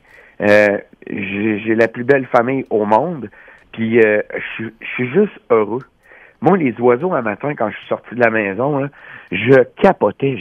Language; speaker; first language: French; native; French